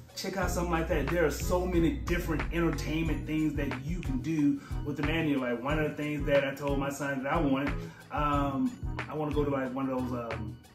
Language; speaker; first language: English; native; English